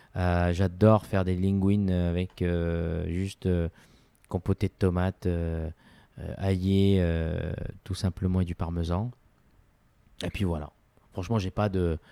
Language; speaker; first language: French; non-native, local second language; Arabic